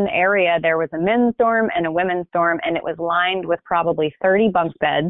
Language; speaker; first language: English; native; English